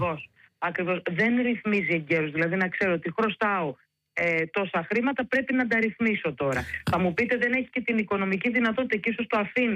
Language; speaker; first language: Greek; native; Greek